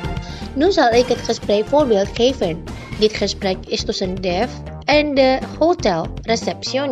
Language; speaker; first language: Dutch; non-native, learner; Indonesian